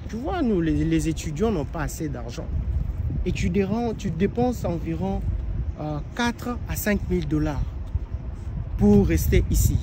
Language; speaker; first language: French; non-native, local second language; Lingala